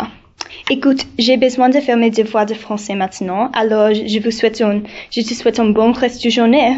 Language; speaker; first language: French; non-native, learner; English